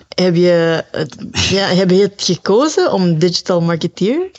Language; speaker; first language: Dutch; non-native, learner; Filipino